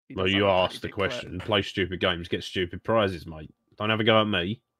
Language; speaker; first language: English; native; English